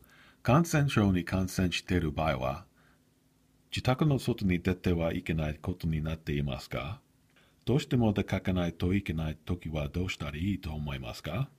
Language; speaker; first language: Japanese; non-native, learner; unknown